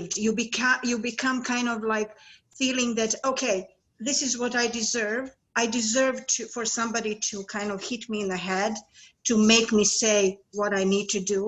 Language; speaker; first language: English; non-native, fluent; Serbian